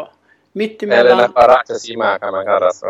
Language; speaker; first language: Swedish; non-native, fluent; Thai